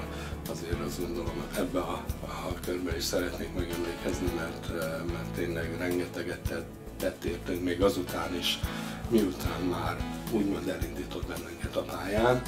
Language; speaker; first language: Hungarian; native; Hungarian